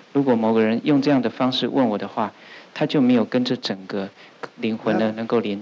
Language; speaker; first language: Chinese; native; Chinese